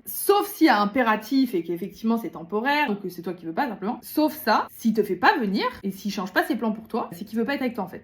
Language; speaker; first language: French; native; French